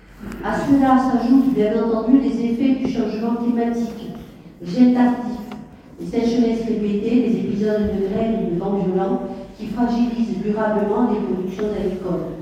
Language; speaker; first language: French; native; French